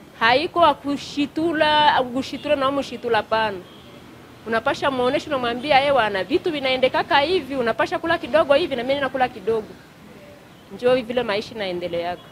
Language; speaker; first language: Swahili; non-native, local second language; Kinyarwanda